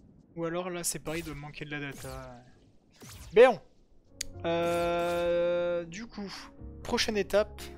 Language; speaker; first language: French; native; French